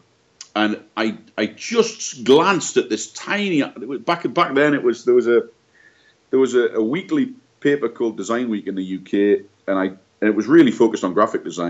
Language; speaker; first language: English; native; English